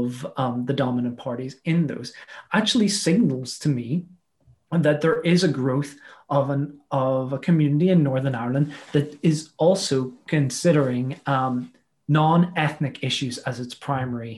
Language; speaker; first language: English; native; English